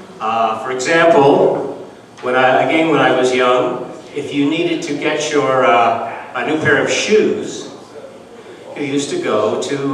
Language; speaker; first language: English; native; English